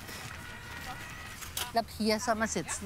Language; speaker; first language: German; native; German